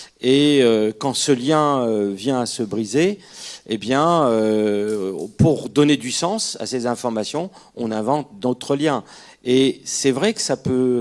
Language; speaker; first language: French; native; French